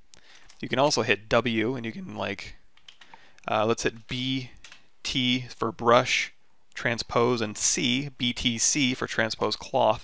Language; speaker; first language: English; native; English